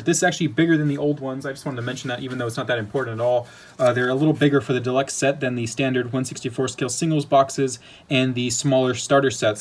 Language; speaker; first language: English; native; English